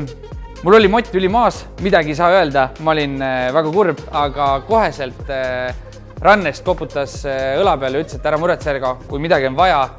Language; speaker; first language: Estonian; native; Estonian